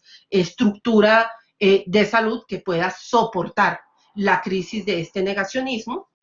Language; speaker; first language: Spanish; native; Spanish